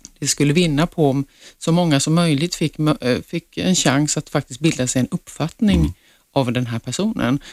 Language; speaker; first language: Swedish; native; Swedish